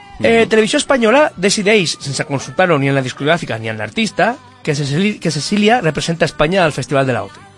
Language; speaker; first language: Catalan; non-native, local second language; Spanish